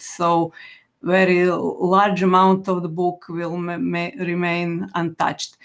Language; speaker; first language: English; non-native, fluent; Croatian